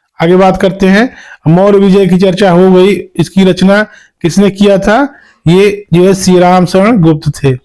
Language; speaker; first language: Hindi; native; Hindi